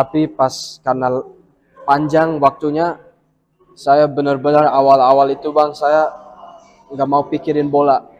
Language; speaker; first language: Indonesian; early bilingual, heritage; English